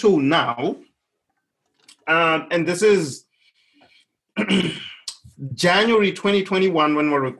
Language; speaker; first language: English; non-native, local second language; Shona